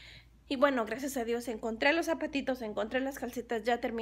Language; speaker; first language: Spanish; native; Spanish